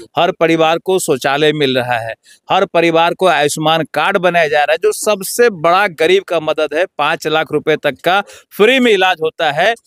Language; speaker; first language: Hindi; native; Hindi